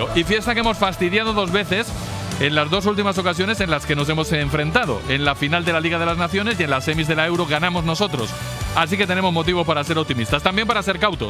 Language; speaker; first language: Spanish; native; Spanish